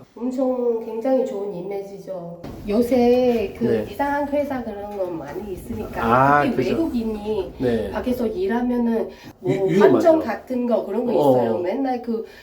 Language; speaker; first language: Korean; non-native, fluent; Cantonese